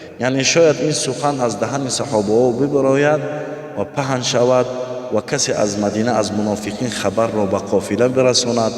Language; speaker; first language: Persian; native; Persian